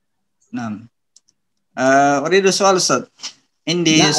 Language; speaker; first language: Arabic; non-native, learner; Indonesian